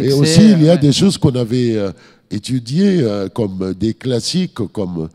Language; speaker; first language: French; non-native, fluent; Arabic